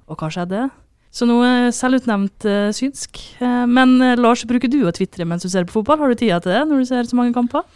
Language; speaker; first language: Norwegian; native; Norwegian